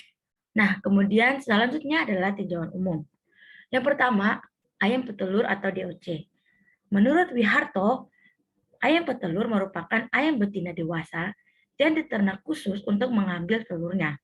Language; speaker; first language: Indonesian; native; Indonesian